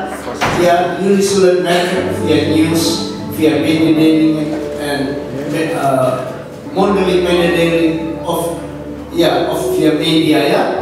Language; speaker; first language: Dutch; non-native, fluent; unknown